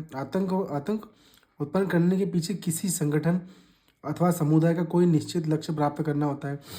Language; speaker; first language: Hindi; native; Hindi